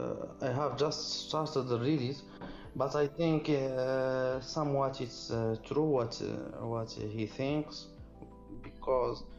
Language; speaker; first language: English; non-native, learner; Arabic